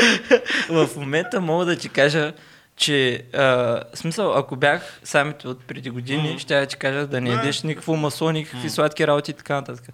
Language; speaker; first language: Bulgarian; non-native, local second language; Turkish